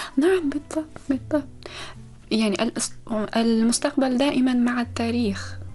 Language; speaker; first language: Arabic; non-native, fluent; Uzbek